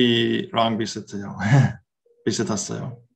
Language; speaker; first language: Korean; non-native, learner; English